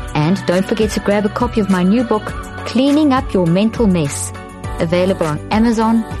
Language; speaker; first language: English; native; English